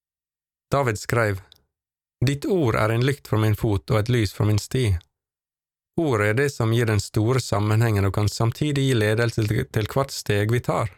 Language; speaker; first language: Norwegian; native; Norwegian